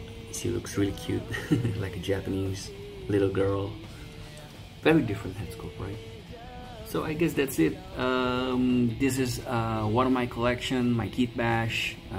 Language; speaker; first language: English; non-native, fluent; Indonesian